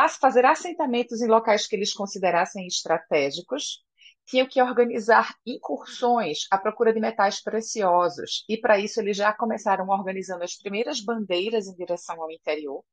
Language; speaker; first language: Portuguese; native; Portuguese